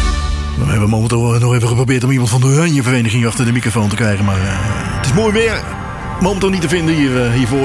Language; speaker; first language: Dutch; native; Dutch